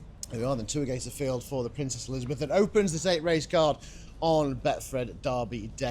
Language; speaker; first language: English; native; English